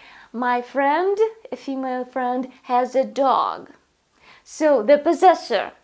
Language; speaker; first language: English; non-native, fluent; Russian